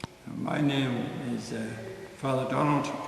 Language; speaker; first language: English; native; English